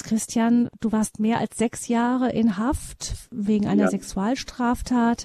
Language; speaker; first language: German; native; German